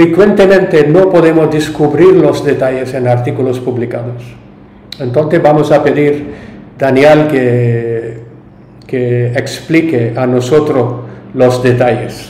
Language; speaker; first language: Spanish; non-native, learner; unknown